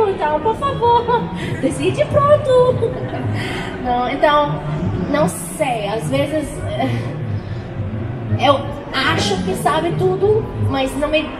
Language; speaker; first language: Portuguese; non-native, learner; English